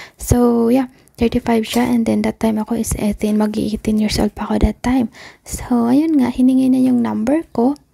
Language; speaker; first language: Filipino; non-native, local second language; Cebuano